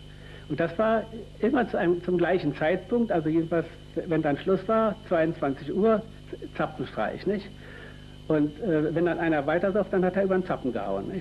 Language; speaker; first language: German; native; German